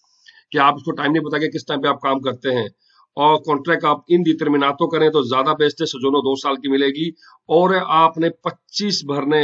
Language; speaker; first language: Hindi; non-native, local second language; Punjabi